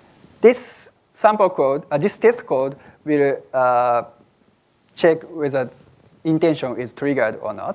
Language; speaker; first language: English; non-native, fluent; Japanese